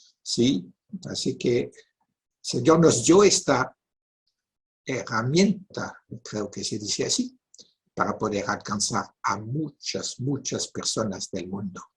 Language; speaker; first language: Spanish; non-native, fluent; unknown